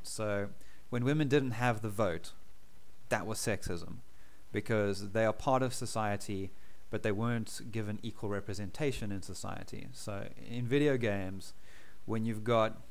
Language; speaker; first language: English; native; English